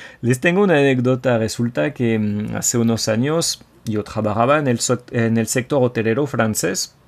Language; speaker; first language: Spanish; non-native, fluent; French